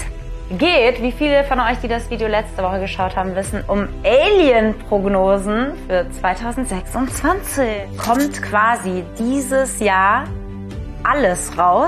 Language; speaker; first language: German; native; German